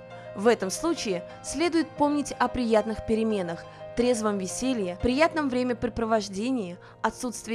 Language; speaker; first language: Russian; native; Russian